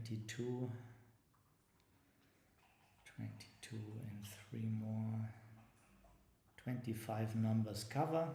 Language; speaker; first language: English; non-native, fluent; German